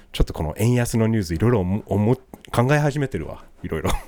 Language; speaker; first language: Japanese; non-native, fluent; English